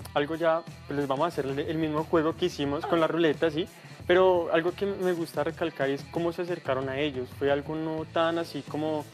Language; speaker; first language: Spanish; native; Spanish